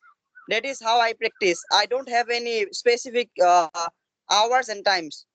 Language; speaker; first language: English; non-native, learner; Assamese